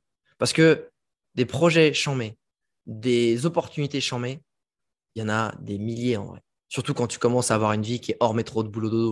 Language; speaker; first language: French; native; French